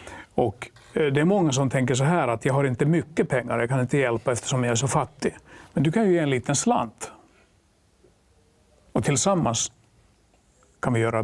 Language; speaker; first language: Swedish; non-native, local second language; Finnish